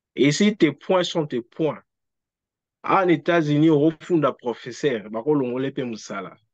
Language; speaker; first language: French; non-native, local second language; Lingala